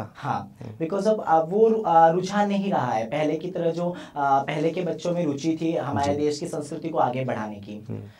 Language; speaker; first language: Hindi; native; Hindi